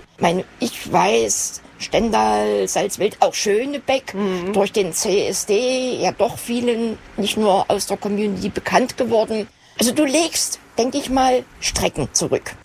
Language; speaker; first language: German; native; German